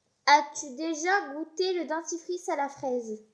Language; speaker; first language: French; native; French